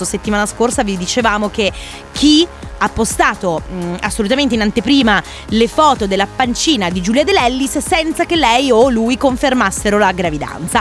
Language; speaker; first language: Italian; native; Italian